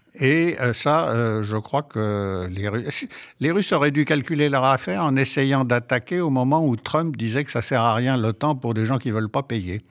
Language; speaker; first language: French; native; French